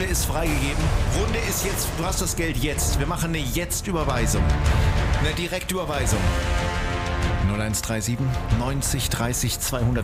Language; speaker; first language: German; native; German